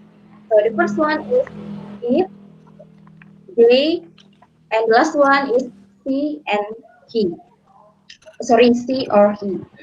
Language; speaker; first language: English; non-native, learner; Indonesian